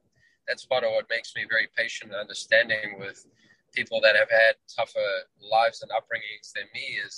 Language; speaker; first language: English; native; English